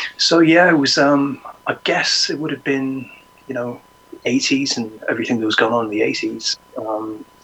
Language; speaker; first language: English; native; English